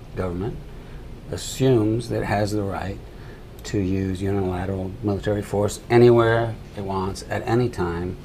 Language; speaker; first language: English; native; English